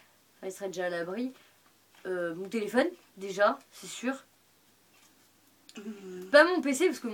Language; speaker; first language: French; native; French